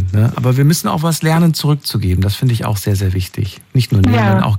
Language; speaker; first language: German; native; German